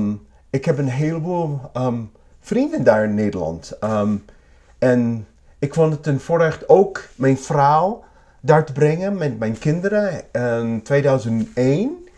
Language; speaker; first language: Dutch; non-native, learner; English